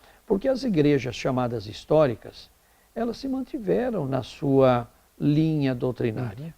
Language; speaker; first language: Portuguese; native; Portuguese